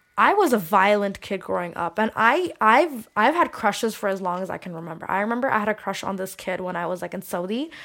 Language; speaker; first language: English; early bilingual, other home language; Bangla